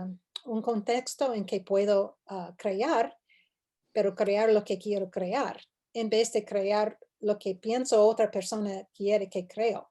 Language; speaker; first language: Spanish; non-native, fluent; English